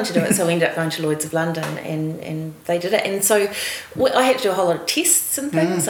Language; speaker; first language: English; native; English